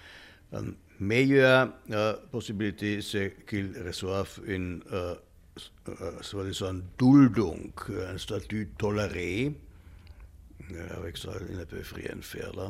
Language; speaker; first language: French; non-native, fluent; German